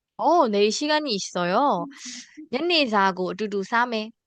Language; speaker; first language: Korean; non-native, fluent; Burmese